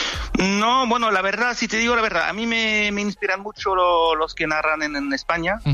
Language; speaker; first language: Spanish; non-native, fluent; French